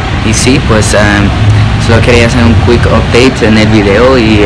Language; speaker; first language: Spanish; early bilingual, heritage; Spanish